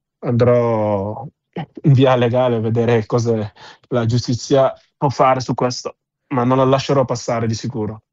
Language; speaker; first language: Italian; non-native, fluent; Wolof